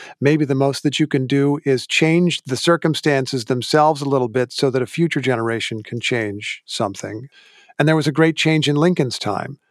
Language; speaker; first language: English; native; English